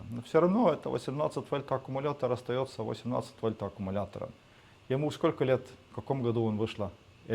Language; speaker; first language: Russian; non-native, fluent; Estonian